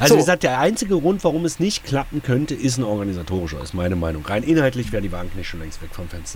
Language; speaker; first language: German; native; German